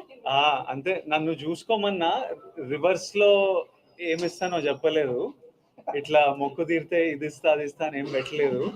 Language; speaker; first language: Telugu; native; Telugu